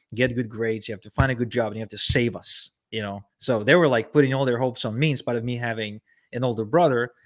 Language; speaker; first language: English; early bilingual, other home language; Ukrainian